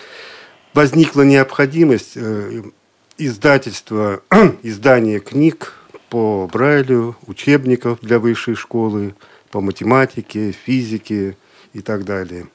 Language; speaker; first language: Russian; native; Russian